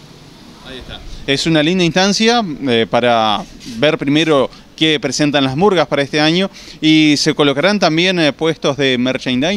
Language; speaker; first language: Spanish; native; Spanish